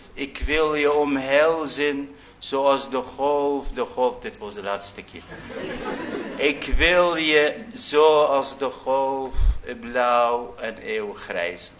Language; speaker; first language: Dutch; non-native, fluent; Arabic